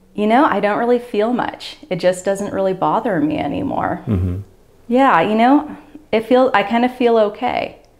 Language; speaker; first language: English; native; English